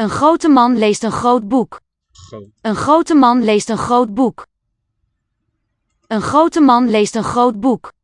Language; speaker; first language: Dutch; non-native, learner; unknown